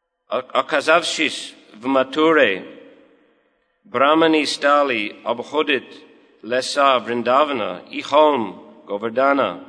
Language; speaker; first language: Russian; non-native, learner; English